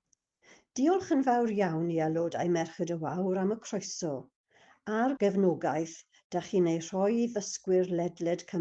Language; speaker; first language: Welsh; non-native, fluent; English